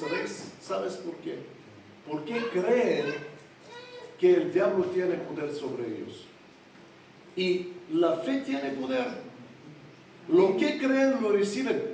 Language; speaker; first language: Spanish; non-native, fluent; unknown